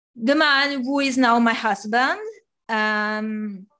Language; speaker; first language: English; non-native, fluent; Italian